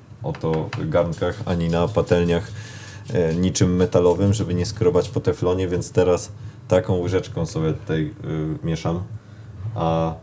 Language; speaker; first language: Polish; native; Polish